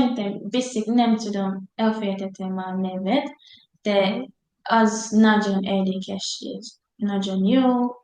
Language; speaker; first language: Hungarian; non-native, learner; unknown